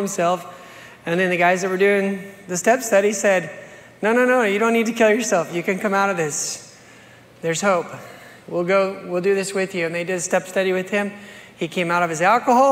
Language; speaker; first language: English; native; English